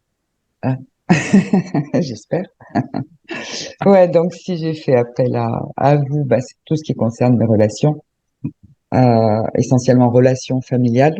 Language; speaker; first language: French; native; French